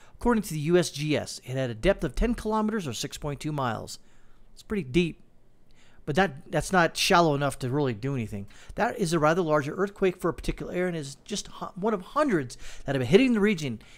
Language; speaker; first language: English; native; English